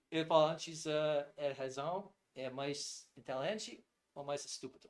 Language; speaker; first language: Portuguese; non-native, learner; English